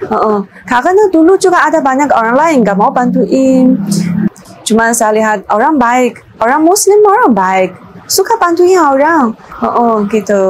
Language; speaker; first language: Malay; non-native, learner; Chinese